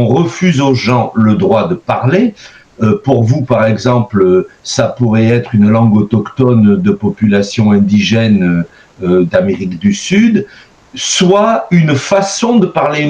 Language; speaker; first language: French; native; French